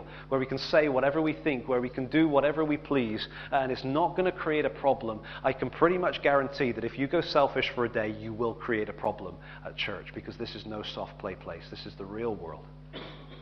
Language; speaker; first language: English; native; English